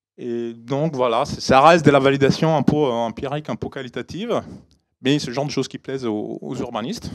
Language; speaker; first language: French; non-native, fluent; Italian